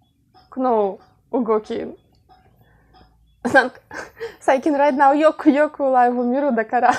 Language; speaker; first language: Japanese; non-native, learner; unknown